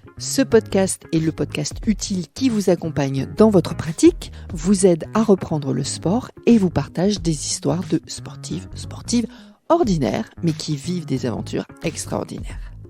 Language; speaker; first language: French; native; French